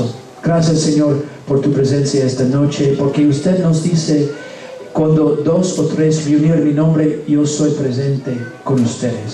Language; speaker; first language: Spanish; non-native, learner; English